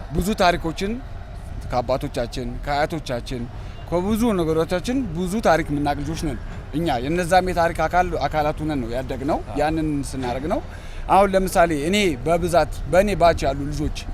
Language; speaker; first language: Amharic; native; Amharic